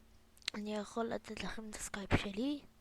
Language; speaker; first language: Hebrew; native; Hebrew